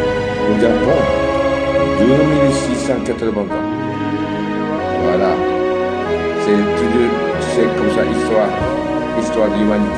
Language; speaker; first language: French; non-native, learner; Japanese